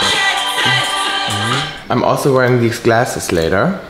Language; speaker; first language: English; non-native, fluent; German